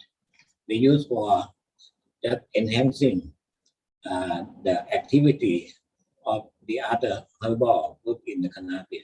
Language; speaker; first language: English; non-native, learner; Thai